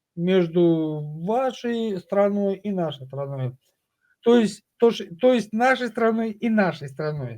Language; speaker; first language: Russian; native; Russian